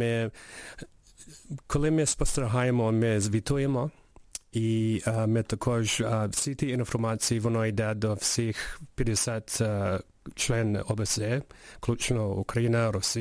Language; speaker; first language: Ukrainian; early bilingual, heritage; Ukrainian